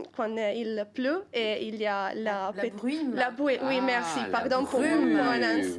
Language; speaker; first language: French; non-native, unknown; Italian